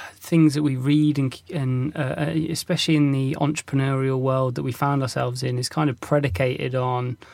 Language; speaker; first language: English; native; English